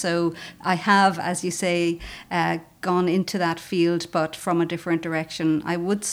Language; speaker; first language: English; native; English